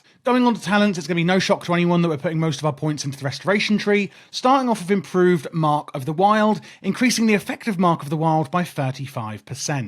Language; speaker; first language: English; native; English